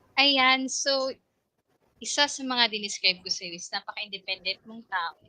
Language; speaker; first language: Filipino; native; Filipino